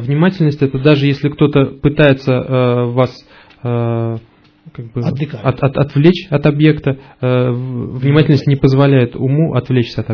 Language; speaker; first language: Russian; native; Russian